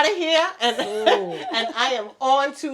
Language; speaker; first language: English; native; English